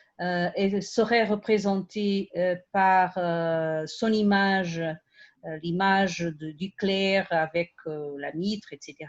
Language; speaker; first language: French; non-native, fluent; Portuguese